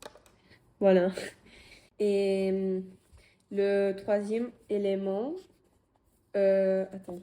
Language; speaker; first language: French; non-native, fluent; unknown